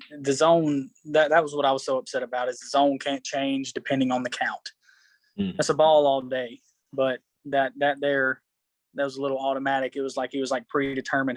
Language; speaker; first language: English; native; English